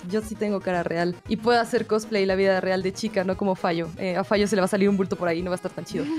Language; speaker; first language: Spanish; native; Spanish